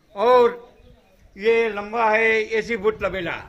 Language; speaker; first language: Hindi; non-native, local second language; Gujarati